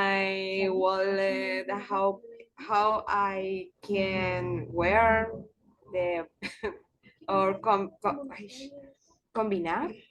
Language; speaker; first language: English; non-native, learner; Spanish